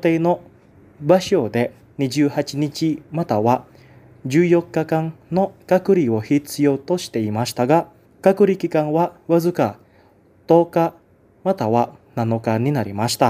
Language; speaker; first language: Japanese; non-native, fluent; Indonesian